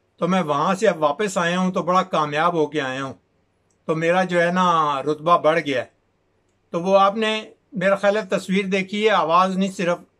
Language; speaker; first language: Urdu; native; Urdu